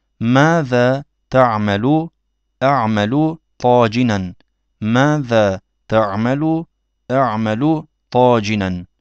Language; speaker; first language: Arabic; non-native, fluent; Turkish